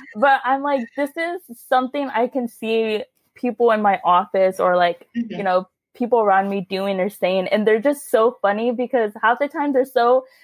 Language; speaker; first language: English; early bilingual, other home language; Hindi